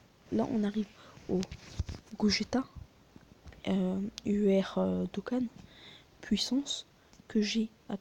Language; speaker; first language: French; native; French